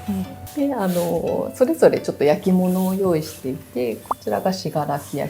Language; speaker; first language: Japanese; native; Japanese